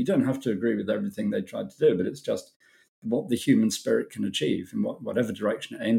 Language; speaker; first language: English; native; English